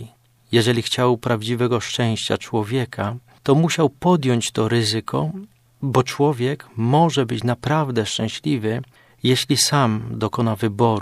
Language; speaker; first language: Polish; native; Polish